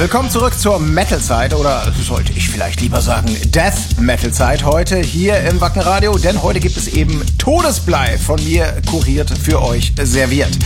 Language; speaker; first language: German; native; German